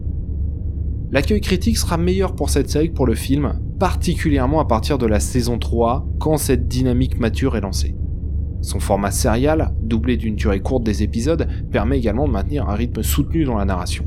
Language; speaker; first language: French; native; French